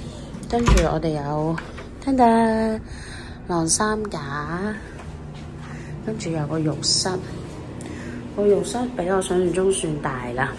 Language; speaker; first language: Cantonese; native; Cantonese